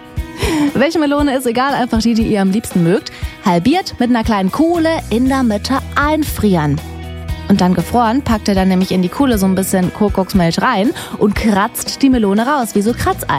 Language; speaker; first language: German; native; German